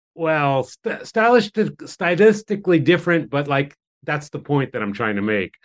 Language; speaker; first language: English; native; English